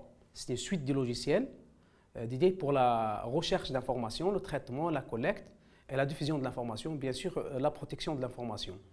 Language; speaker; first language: French; non-native, local second language; Arabic